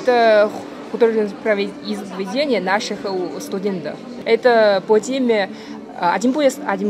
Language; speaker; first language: Russian; non-native, learner; Chinese